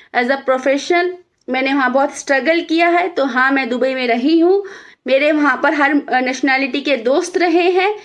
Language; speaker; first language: Hindi; native; Hindi